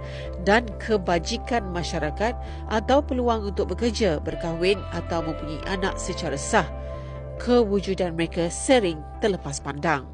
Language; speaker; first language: Malay; native; Malay